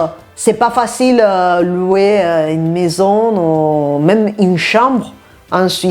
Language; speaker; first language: French; non-native, fluent; Spanish